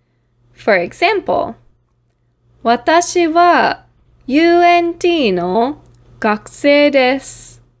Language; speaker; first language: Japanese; non-native, fluent; English